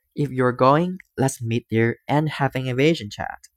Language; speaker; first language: English; non-native, fluent; Chinese